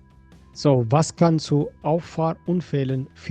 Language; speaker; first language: German; non-native, fluent; Amharic